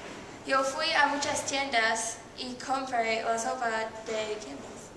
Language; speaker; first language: Spanish; non-native, learner; English